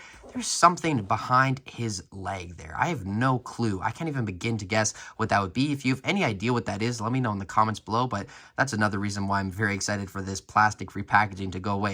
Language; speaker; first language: English; native; English